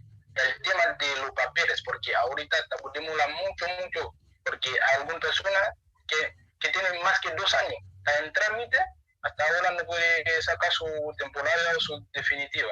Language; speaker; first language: Spanish; non-native, learner; Haitian Creole